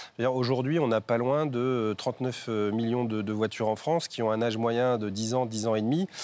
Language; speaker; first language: French; native; French